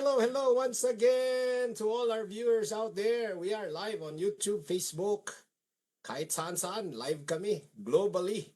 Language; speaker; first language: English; non-native, local second language; Filipino